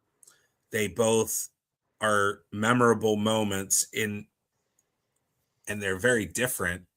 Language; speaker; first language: English; native; English